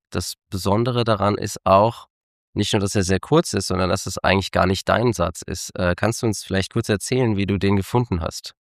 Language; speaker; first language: German; native; German